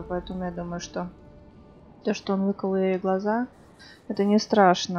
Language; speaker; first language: Russian; native; Russian